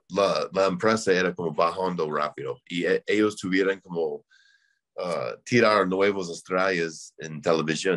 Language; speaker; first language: Spanish; non-native, learner; English